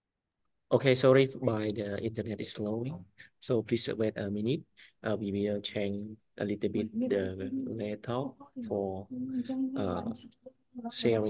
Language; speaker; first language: English; non-native, learner; Khmer